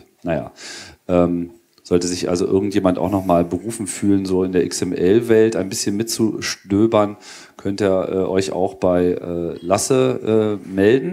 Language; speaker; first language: German; native; German